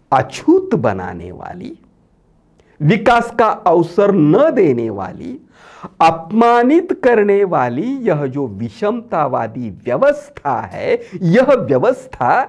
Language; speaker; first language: Hindi; non-native, local second language; Marathi